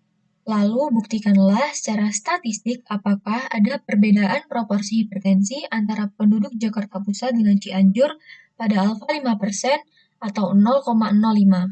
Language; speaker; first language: Indonesian; native; Indonesian